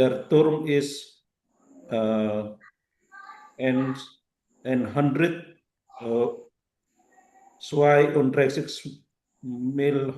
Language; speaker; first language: German; non-native, learner; Indonesian